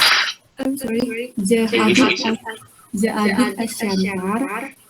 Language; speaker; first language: French; non-native, learner; Indonesian